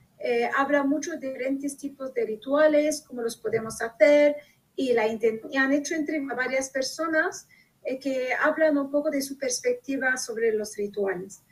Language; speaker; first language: Spanish; non-native, fluent; Arabic